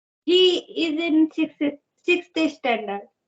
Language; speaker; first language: English; non-native, learner; Hindi